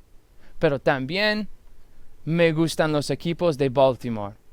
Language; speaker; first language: Spanish; non-native, fluent; English